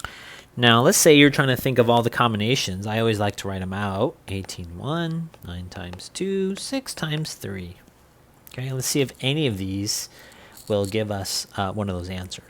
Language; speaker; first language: English; native; English